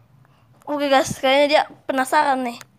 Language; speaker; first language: Indonesian; native; Indonesian